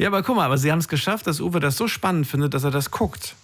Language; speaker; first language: German; native; German